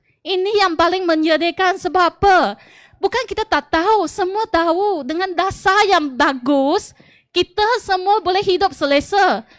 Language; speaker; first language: Malay; non-native, local second language; Chinese